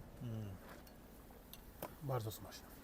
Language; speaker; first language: Polish; non-native, learner; Turkish